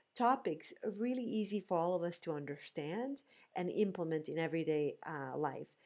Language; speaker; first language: English; non-native, fluent; Bosnian